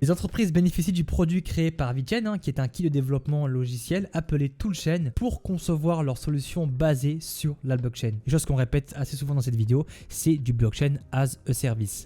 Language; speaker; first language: French; native; French